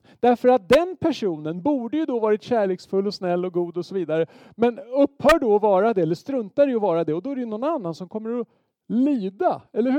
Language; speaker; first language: Swedish; native; Swedish